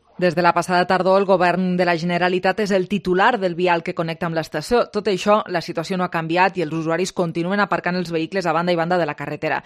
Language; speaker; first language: Catalan; native; Catalan